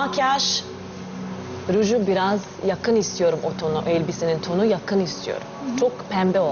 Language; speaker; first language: Turkish; non-native, learner; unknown